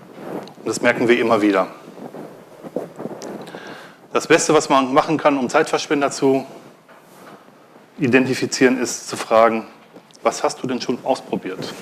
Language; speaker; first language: German; native; German